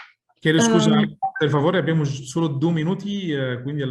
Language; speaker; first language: Italian; non-native, fluent; Arabic